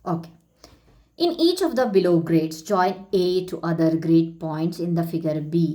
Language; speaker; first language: English; non-native, local second language; Kannada